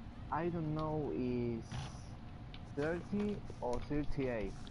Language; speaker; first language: English; non-native, learner; Spanish